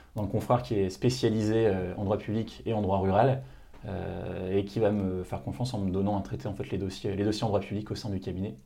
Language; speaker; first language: French; native; French